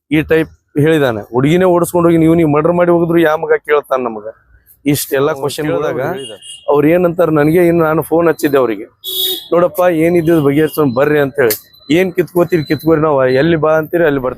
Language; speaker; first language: Kannada; non-native, local second language; Lambadi